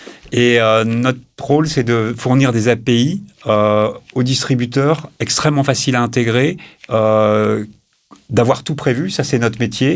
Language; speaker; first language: French; native; French